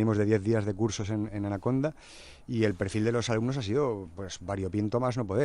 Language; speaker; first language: Spanish; native; Spanish